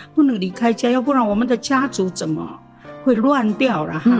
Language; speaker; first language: Chinese; non-native, local second language; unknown